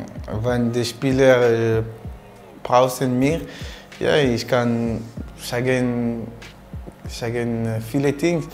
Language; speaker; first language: German; non-native, learner; French